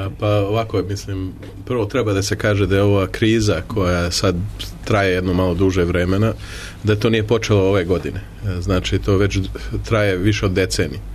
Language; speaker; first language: Serbian; early bilingual, heritage; Serbian